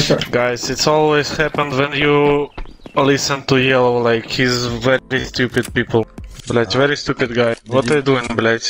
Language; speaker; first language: English; non-native, learner; Russian